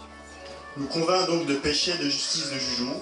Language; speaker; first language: French; native; French